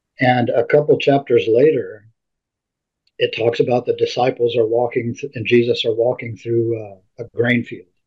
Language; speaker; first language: English; native; English